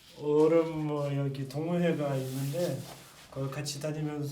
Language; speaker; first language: Korean; non-native, fluent; Russian